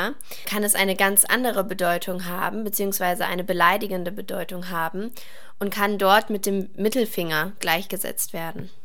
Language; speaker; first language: German; native; German